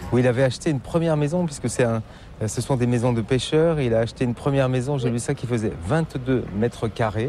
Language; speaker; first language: French; native; French